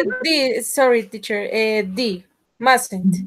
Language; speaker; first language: English; non-native, learner; Spanish